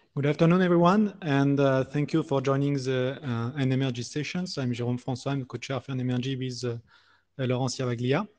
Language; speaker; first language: English; non-native, fluent; French